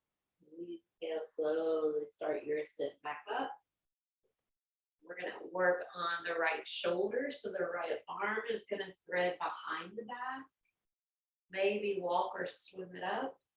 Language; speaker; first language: English; native; English